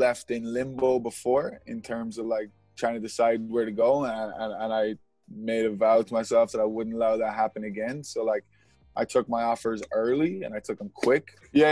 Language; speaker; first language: English; native; English